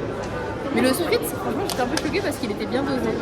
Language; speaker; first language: French; native; French